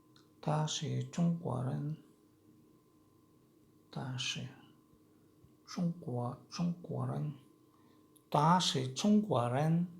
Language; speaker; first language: Chinese; non-native, learner; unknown